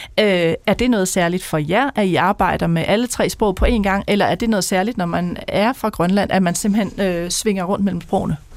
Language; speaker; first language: Danish; native; Danish